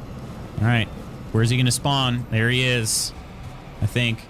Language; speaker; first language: English; native; English